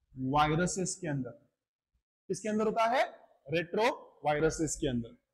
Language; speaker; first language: Hindi; non-native, local second language; Marathi